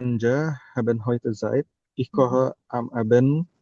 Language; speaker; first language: German; non-native, learner; Indonesian